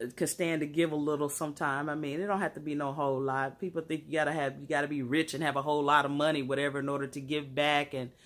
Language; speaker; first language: English; native; English